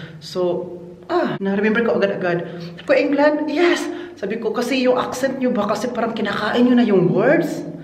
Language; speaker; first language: Filipino; non-native, local second language; Cebuano